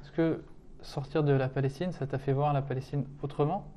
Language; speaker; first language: French; native; French